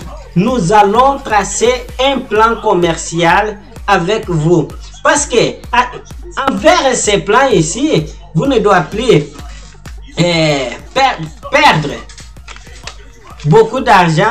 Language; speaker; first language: French; non-native, fluent; Portuguese